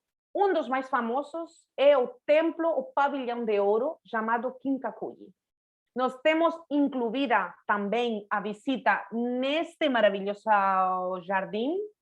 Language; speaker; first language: Portuguese; non-native, fluent; Spanish